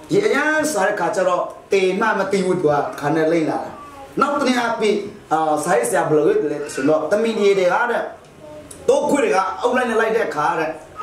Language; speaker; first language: Burmese; non-native, local second language; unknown